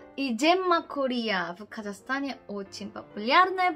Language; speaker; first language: Russian; non-native, learner; Korean